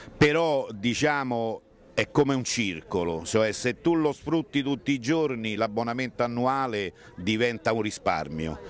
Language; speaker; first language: Italian; native; Italian